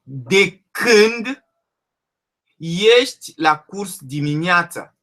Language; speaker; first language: Romanian; non-native, learner; French